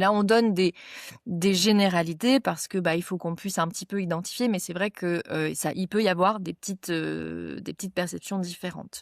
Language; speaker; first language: French; native; French